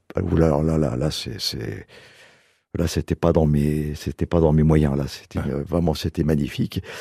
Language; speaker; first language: French; native; French